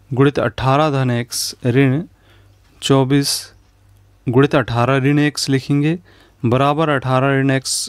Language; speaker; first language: Hindi; native; Hindi